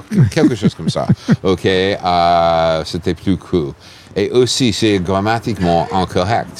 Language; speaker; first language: French; non-native, fluent; English